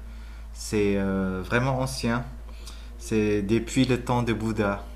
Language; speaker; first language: French; non-native, fluent; Vietnamese